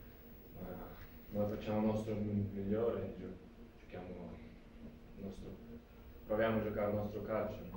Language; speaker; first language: Italian; non-native, fluent; Latvian